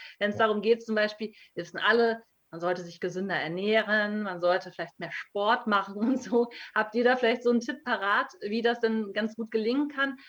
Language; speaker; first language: German; native; German